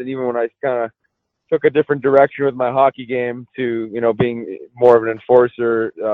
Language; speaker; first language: English; native; English